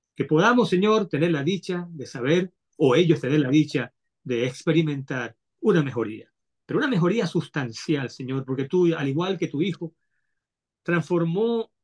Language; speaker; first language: Spanish; native; Spanish